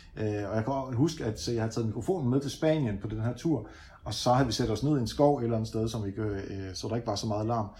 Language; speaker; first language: Danish; early bilingual, other home language; Dutch